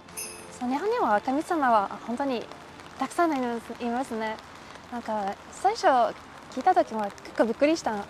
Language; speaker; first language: Japanese; non-native, fluent; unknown